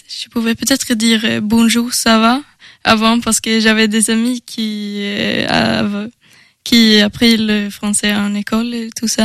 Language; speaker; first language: French; non-native, learner; Swedish